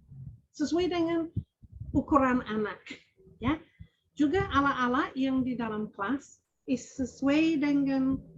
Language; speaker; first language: Indonesian; non-native, fluent; English